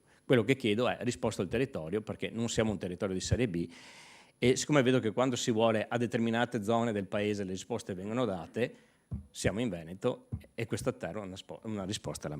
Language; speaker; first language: Italian; native; Italian